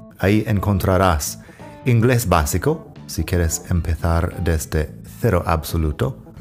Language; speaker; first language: Spanish; non-native, fluent; English